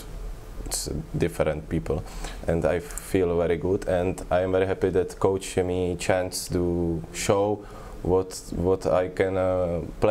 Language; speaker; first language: English; non-native, learner; Czech